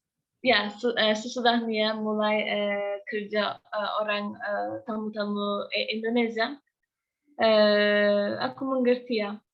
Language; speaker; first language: Indonesian; non-native, learner; Turkish